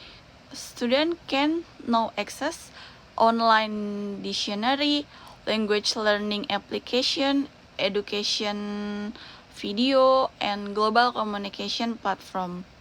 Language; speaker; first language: English; non-native, learner; Indonesian